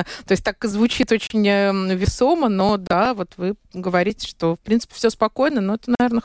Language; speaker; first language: Russian; native; Russian